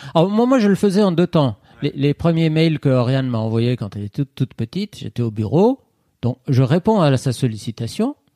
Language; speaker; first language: French; non-native, fluent; Persian